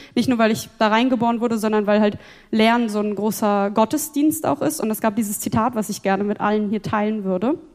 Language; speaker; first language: German; native; German